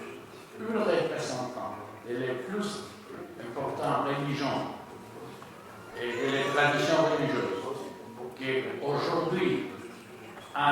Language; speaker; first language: French; non-native, learner; Spanish